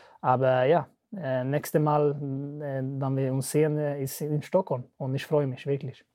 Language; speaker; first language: German; non-native, learner; Swedish